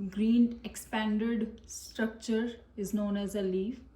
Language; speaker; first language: English; non-native, local second language; Punjabi